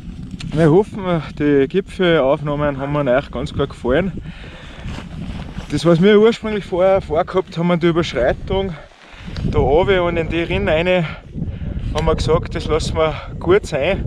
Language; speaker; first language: German; native; German